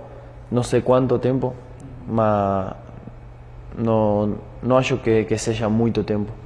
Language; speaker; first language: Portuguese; non-native, fluent; Spanish